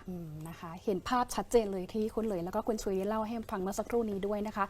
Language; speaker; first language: Thai; native; Thai